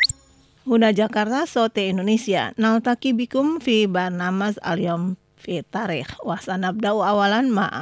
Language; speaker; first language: Arabic; non-native, fluent; Indonesian